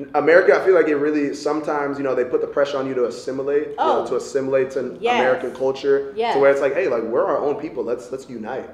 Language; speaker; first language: English; native; English